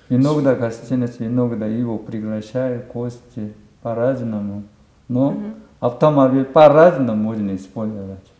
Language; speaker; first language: Russian; non-native, learner; Korean